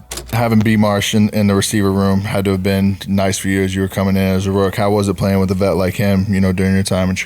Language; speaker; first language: English; native; English